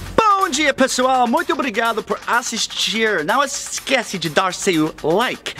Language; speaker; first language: Portuguese; non-native, fluent; English